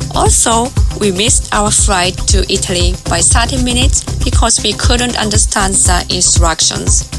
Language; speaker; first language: English; non-native, learner; Japanese